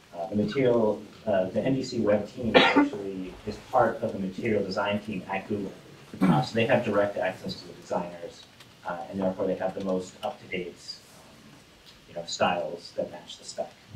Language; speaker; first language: English; native; English